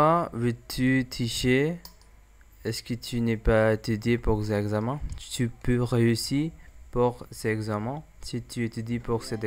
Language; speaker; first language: French; non-native, learner; English